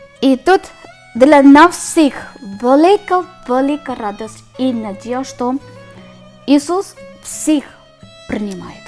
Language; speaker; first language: Ukrainian; non-native, learner; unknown